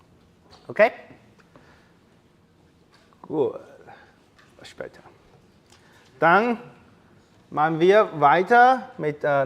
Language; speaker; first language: German; non-native, learner; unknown